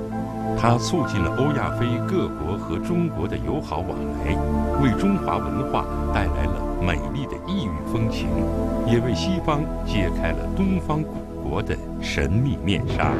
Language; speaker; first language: Chinese; native; Chinese